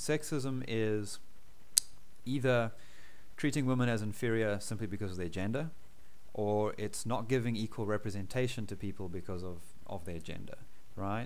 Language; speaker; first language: English; native; English